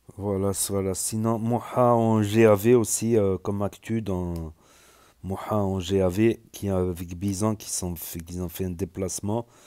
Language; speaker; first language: French; native; French